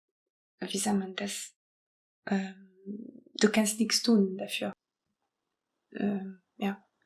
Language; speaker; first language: German; non-native, fluent; French